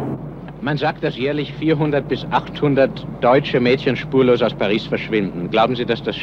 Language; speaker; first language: German; native; German